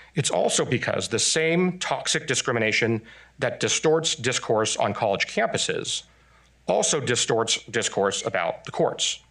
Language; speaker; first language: English; non-native, fluent; Chinese